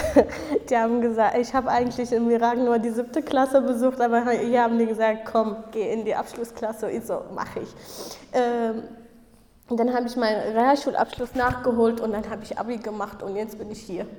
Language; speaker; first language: German; non-native, fluent; Kurdish